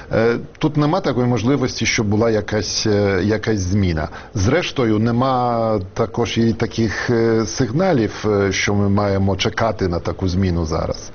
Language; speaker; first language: Ukrainian; non-native, fluent; Polish